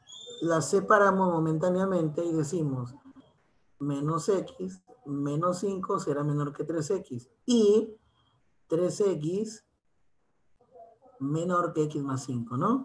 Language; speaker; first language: Spanish; native; Spanish